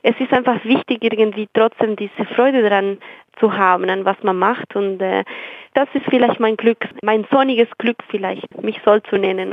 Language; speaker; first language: German; non-native, fluent; Spanish